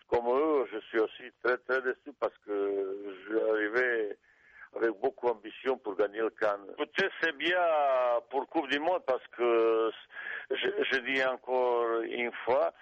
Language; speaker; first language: French; non-native, fluent; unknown